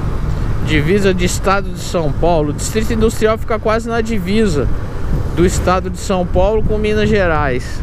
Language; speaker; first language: Portuguese; native; Portuguese